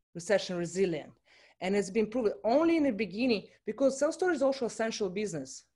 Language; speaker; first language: English; non-native, fluent; Russian